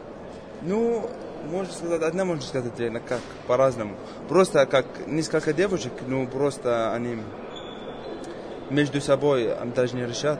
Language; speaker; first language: Russian; non-native, fluent; Arabic